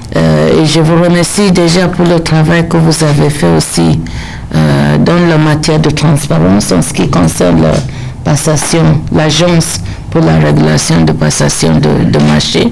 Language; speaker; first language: French; non-native, learner; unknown